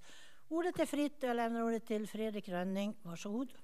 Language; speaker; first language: Swedish; native; Swedish